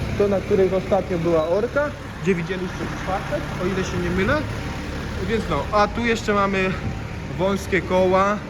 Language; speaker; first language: Polish; native; Polish